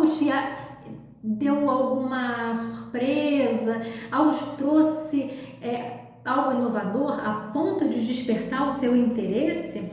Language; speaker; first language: Portuguese; native; Portuguese